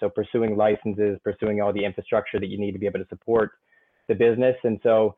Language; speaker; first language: English; native; English